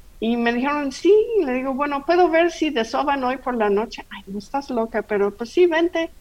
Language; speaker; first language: Spanish; non-native, fluent; English